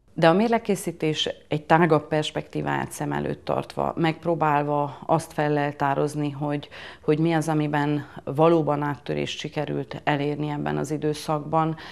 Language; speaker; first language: Hungarian; native; Hungarian